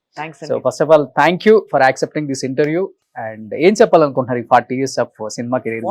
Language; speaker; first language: Telugu; native; Telugu